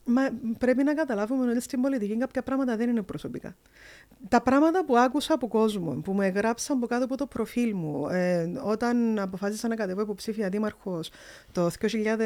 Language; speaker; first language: Greek; early bilingual, heritage; Greek